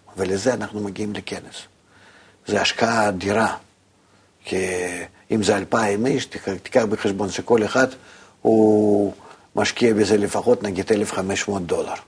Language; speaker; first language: Hebrew; non-native, fluent; Russian